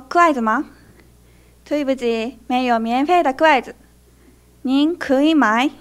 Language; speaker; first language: Chinese; non-native, fluent; Japanese